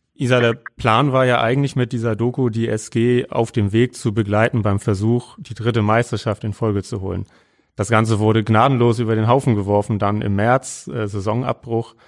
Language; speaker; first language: German; native; German